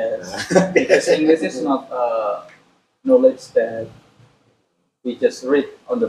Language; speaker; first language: English; non-native, local second language; Indonesian